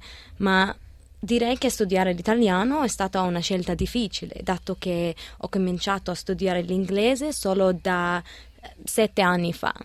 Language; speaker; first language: Italian; non-native, learner; Arabic